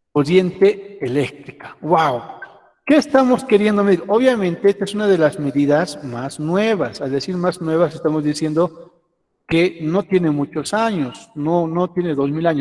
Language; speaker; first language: Spanish; native; Spanish